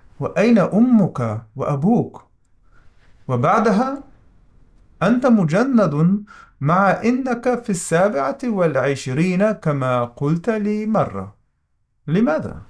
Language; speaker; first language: Arabic; non-native, learner; French